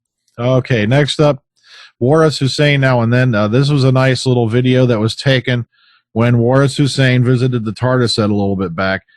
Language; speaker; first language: English; native; English